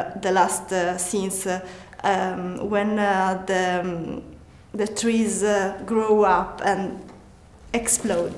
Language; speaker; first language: English; non-native, learner; Italian